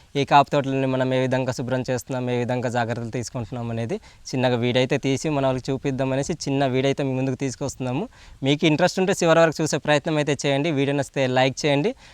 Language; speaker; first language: Telugu; non-native, local second language; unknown